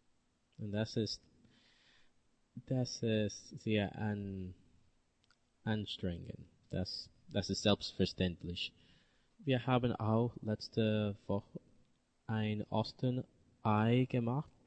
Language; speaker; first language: German; non-native, learner; English